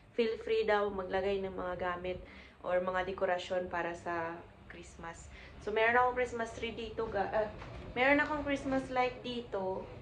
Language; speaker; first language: Filipino; native; Filipino